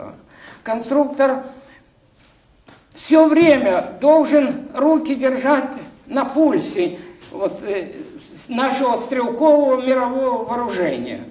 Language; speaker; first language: Russian; native; Russian